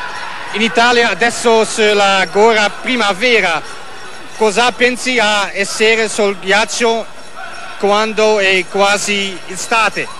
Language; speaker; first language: Italian; non-native, learner; Dutch